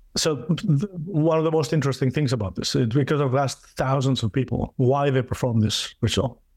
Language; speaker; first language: English; non-native, fluent; Greek